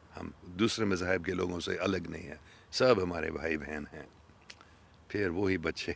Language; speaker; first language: Urdu; non-native, local second language; English